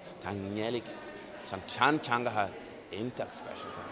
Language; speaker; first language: Irish; non-native, local second language; English